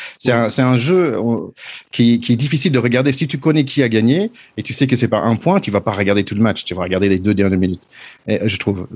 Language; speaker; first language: French; non-native, fluent; English